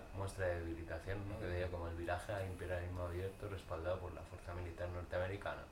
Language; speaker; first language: Spanish; non-native, local second language; Catalan